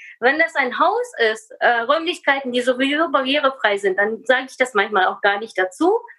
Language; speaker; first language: German; early bilingual, other home language; Russian